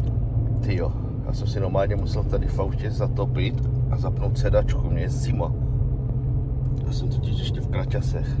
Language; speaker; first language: Czech; native; Czech